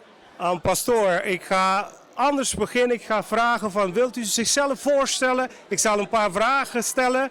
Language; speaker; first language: Dutch; non-native, local second language; Papiamento